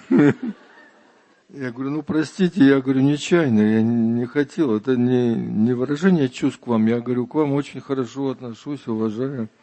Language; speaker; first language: Russian; native; Russian